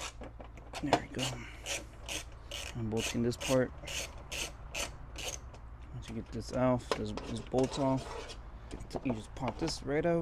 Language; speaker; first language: English; native; English